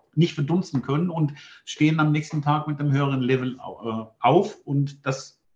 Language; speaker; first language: German; non-native, fluent; Greek